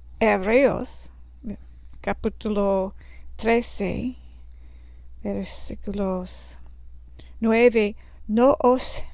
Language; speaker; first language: Spanish; non-native, learner; English